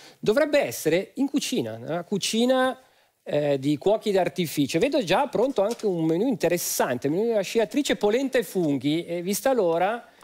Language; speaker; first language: Italian; native; Italian